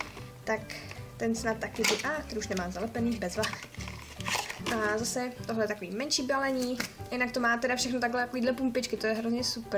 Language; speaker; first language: Czech; native; Czech